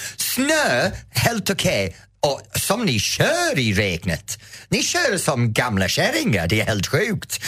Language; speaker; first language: Swedish; non-native, fluent; English